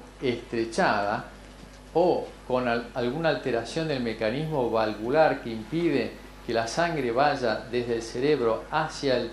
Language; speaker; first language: Spanish; native; Spanish